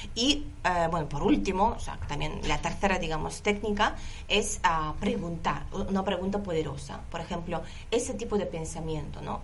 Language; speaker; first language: Spanish; non-native, fluent; Lithuanian